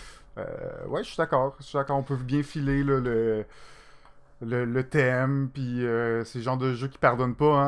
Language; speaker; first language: French; native; French